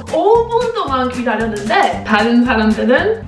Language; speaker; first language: Korean; non-native, fluent; English